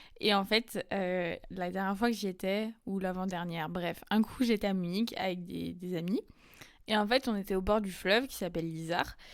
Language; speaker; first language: French; native; French